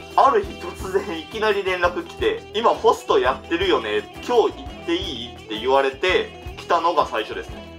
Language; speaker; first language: Japanese; native; Japanese